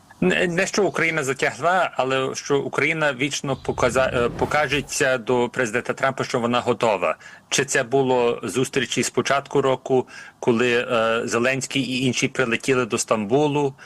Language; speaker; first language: Ukrainian; early bilingual, heritage; Ukrainian